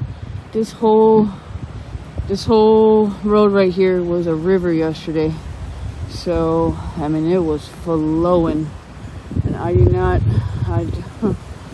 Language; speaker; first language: English; native; English